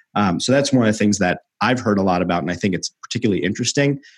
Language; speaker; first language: English; native; English